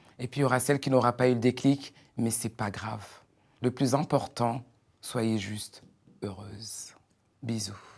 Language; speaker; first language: French; native; French